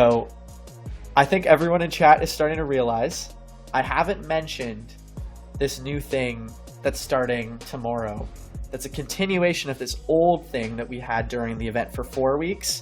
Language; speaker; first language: English; native; English